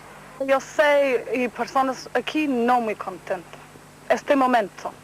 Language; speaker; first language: Spanish; non-native, learner; English